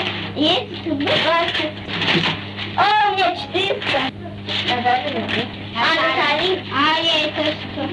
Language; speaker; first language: Russian; native; Russian